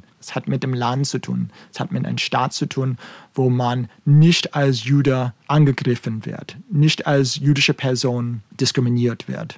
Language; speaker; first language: German; non-native, fluent; English